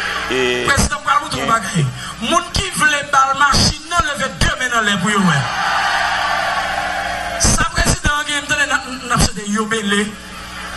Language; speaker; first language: French; non-native, local second language; Haitian Creole